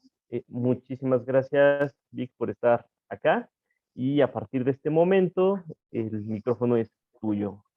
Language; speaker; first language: Spanish; native; Spanish